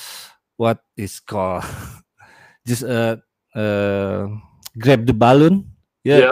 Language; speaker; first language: English; non-native, learner; Indonesian